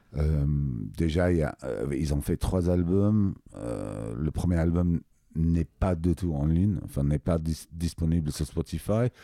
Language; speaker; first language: French; non-native, fluent; English